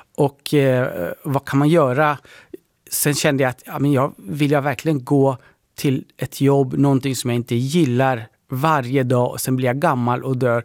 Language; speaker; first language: Swedish; early bilingual, other home language; Persian